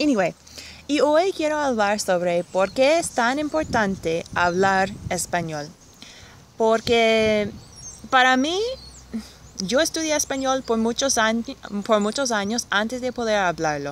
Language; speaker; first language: Spanish; non-native, fluent; English